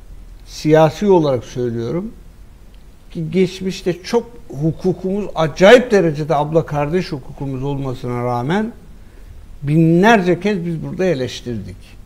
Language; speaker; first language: Turkish; native; Turkish